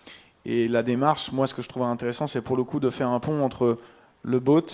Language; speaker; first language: French; native; French